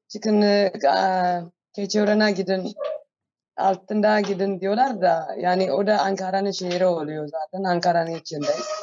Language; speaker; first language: Turkish; non-native, learner; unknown